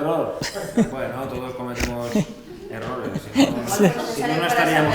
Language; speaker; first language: Spanish; native; Spanish